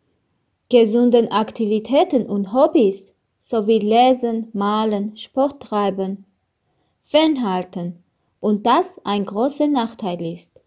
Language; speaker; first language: German; non-native, learner; Armenian